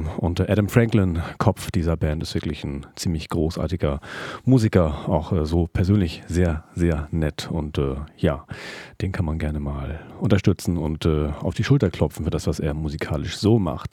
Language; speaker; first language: German; native; German